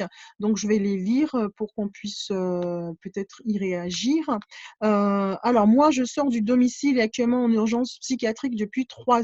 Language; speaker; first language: French; native; French